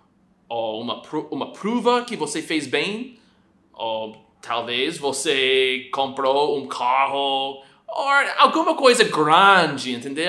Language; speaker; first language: Portuguese; non-native, fluent; English